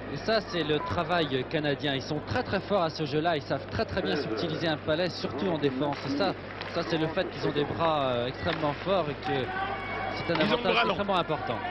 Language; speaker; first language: French; native; French